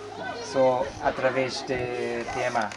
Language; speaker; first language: Portuguese; non-native, learner; Swedish